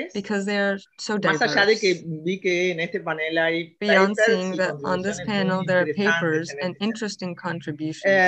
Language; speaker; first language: English; non-native, fluent; Spanish